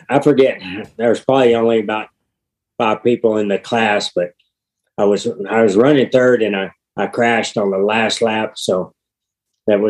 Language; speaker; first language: English; native; English